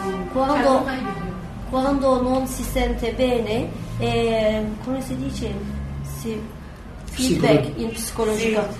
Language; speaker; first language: Italian; non-native, learner; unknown